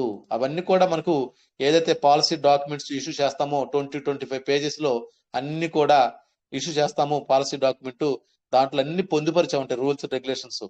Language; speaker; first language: Telugu; native; Telugu